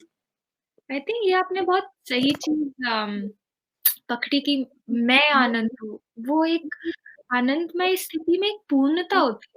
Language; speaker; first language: Hindi; native; Hindi